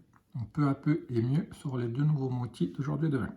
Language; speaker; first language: French; native; French